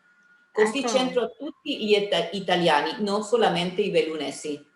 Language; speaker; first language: Italian; early bilingual, heritage; Spanish